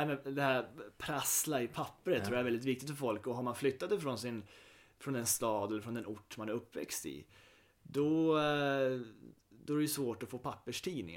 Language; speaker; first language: Swedish; native; Swedish